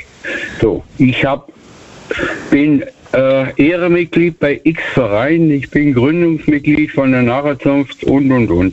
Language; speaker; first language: German; native; German